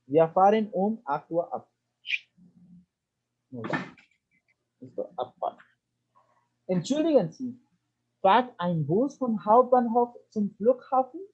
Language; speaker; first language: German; non-native, fluent; Spanish